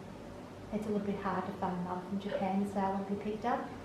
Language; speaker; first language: English; native; English